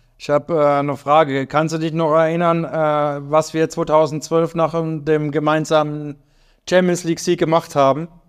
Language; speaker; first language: German; native; German